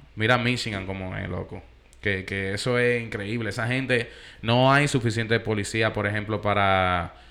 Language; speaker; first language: Spanish; early bilingual, heritage; Spanish